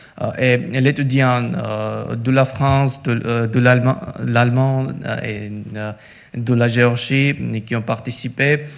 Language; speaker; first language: French; non-native, learner; Georgian